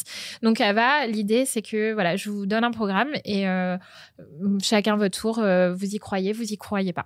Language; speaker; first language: French; native; French